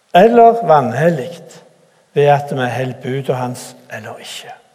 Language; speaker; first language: Norwegian; native; Norwegian